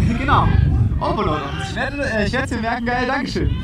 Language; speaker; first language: German; native; German